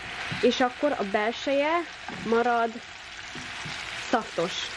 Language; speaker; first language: Hungarian; early bilingual, heritage; Hungarian